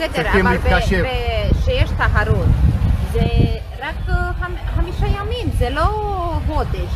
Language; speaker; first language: Hebrew; non-native, learner; Romanian